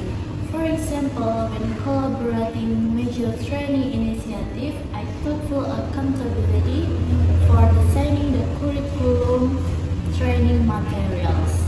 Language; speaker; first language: English; non-native, learner; Indonesian